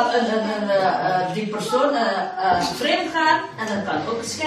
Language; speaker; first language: Dutch; non-native, learner; Indonesian